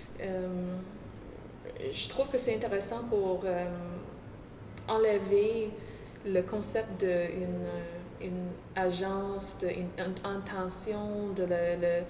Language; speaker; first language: French; non-native, local second language; English